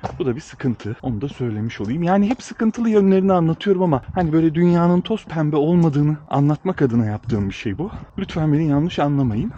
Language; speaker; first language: Turkish; early bilingual, heritage; Turkish